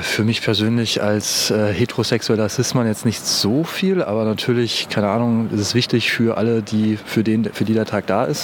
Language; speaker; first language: German; native; German